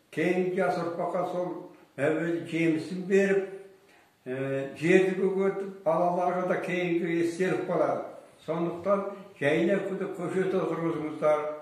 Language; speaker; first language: Kazakh; native; Kazakh